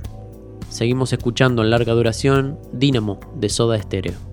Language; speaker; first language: Spanish; native; Spanish